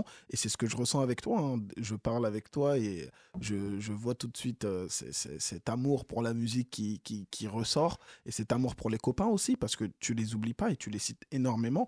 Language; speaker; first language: French; native; French